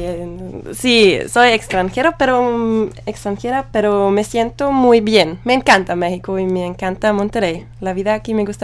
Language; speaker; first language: Spanish; non-native, learner; German